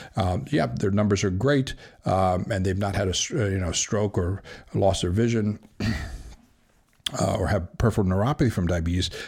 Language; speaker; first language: English; native; English